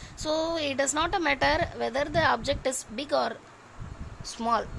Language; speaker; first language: English; non-native, local second language; Tamil